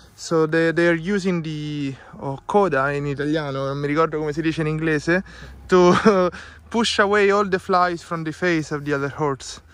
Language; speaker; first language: English; non-native, fluent; Italian